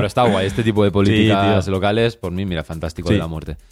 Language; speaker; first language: Spanish; native; Spanish